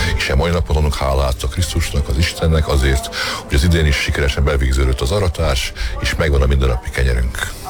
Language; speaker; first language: Hungarian; non-native, local second language; Croatian